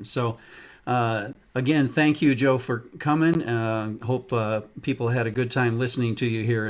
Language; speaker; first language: English; native; English